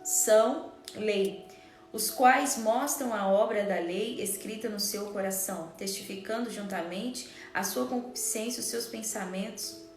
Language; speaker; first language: Portuguese; native; Portuguese